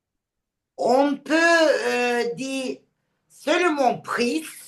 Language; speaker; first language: French; non-native, learner; Turkish